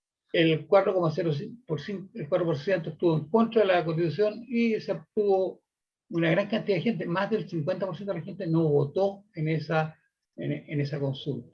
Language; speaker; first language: Spanish; native; Spanish